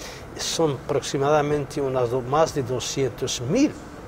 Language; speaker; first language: Spanish; non-native, local second language; Arabic